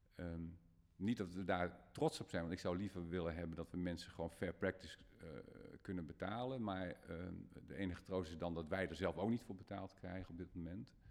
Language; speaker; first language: Dutch; native; Dutch